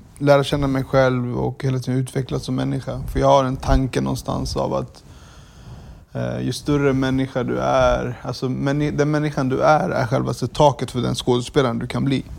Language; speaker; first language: Swedish; early bilingual, other home language; Kurdish